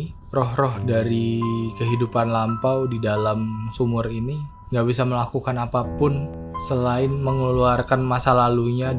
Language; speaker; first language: Indonesian; native; Indonesian